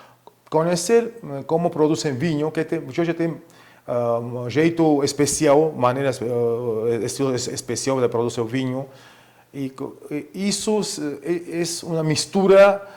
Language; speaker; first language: Portuguese; non-native, fluent; Georgian